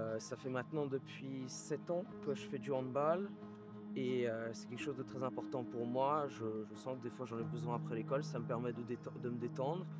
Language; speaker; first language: French; early bilingual, heritage; French